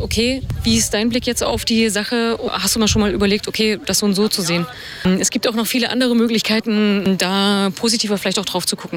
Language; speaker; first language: German; native; German